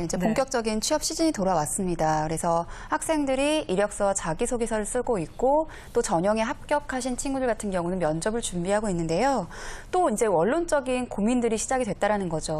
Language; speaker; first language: Korean; native; Korean